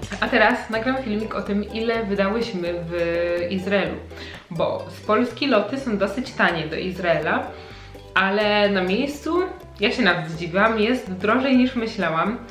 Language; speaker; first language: Polish; native; Polish